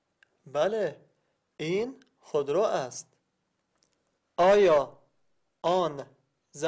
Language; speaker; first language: Persian; non-native, learner; Arabic